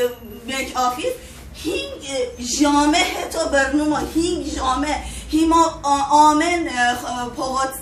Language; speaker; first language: Armenian; non-native, learner; Persian